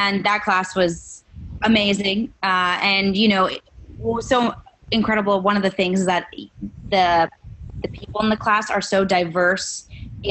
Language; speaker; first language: English; native; English